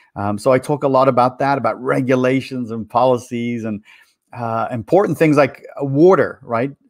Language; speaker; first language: English; native; English